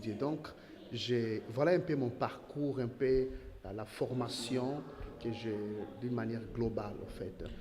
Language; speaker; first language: French; non-native, local second language; Lingala